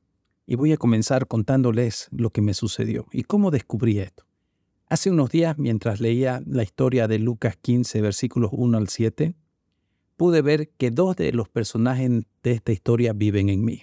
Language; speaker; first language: Spanish; native; Spanish